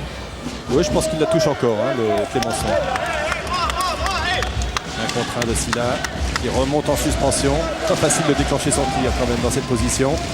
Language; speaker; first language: French; native; French